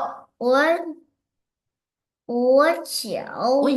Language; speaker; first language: Chinese; non-native, learner; Vietnamese